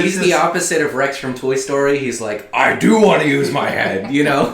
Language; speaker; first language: English; native; English